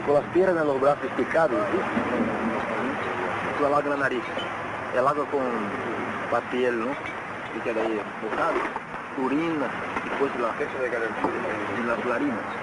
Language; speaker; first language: Spanish; non-native, learner; Portuguese